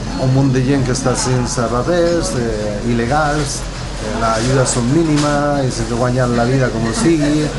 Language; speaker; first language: Catalan; non-native, learner; Spanish